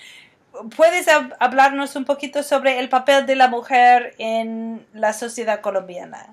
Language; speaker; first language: Spanish; non-native, fluent; English